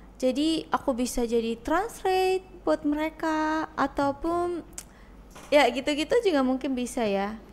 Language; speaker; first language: Indonesian; non-native, fluent; Japanese